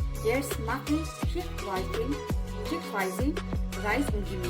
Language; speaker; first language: German; non-native, learner; Urdu